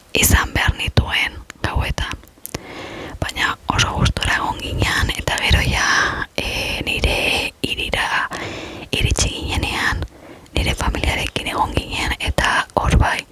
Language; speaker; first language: Basque; non-native, local second language; Spanish